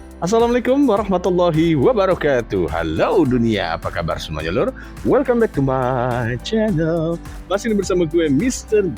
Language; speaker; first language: Indonesian; native; Indonesian